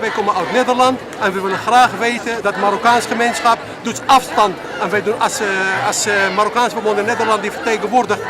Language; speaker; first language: Dutch; non-native, learner; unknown